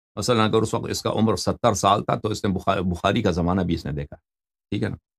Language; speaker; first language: Urdu; non-native, fluent; Persian